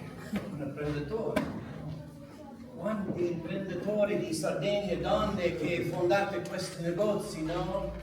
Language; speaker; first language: Italian; non-native, learner; English